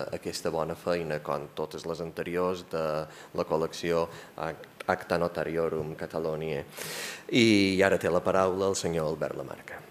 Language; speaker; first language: Catalan; native; Catalan